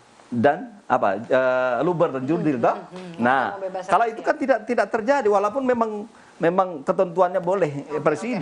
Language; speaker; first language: Indonesian; native; Indonesian